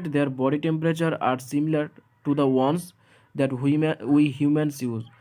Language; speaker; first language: English; non-native, local second language; Bangla